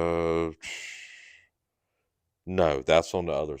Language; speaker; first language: English; native; English